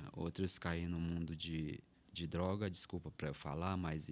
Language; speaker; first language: Portuguese; non-native, local second language; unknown